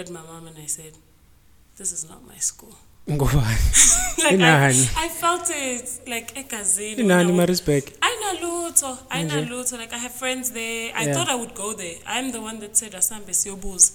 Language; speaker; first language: English; non-native, local second language; Zulu